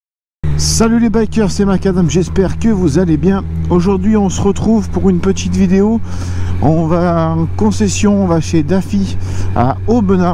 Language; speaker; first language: French; native; French